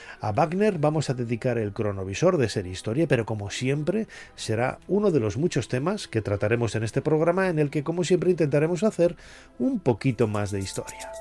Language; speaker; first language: Spanish; native; Spanish